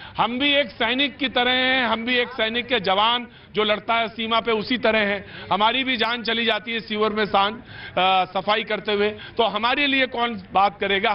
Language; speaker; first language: Hindi; native; Hindi